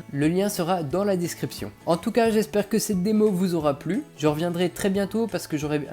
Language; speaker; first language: French; native; French